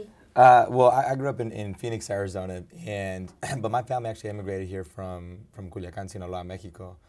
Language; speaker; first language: English; early bilingual, other home language; Spanish